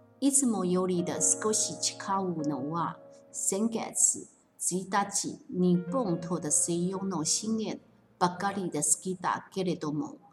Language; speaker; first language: Japanese; non-native, fluent; Chinese